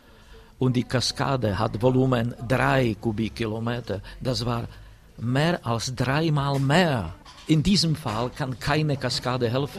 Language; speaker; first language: German; non-native, fluent; Czech